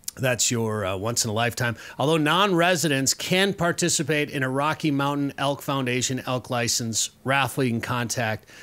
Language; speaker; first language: English; native; English